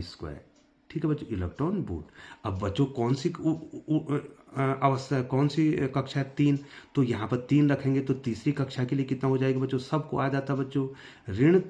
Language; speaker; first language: Hindi; native; Hindi